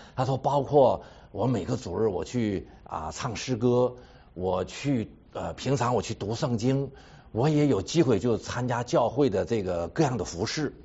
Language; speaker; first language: Chinese; native; Chinese